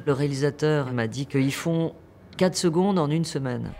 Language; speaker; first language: French; native; French